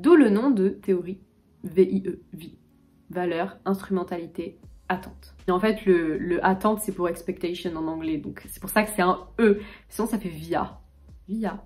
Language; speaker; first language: French; native; French